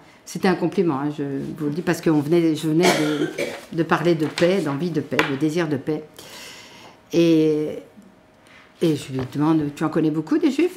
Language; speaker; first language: French; native; French